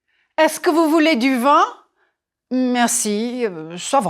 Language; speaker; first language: French; non-native, fluent; English